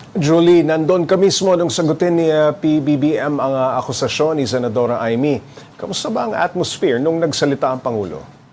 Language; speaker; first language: Filipino; native; Filipino